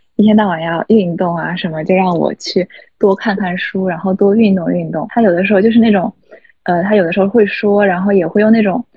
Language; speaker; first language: Chinese; native; Chinese